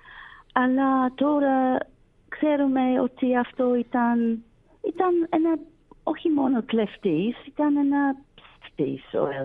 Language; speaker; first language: Greek; non-native, learner; English